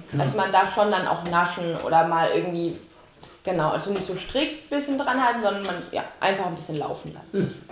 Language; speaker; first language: German; native; German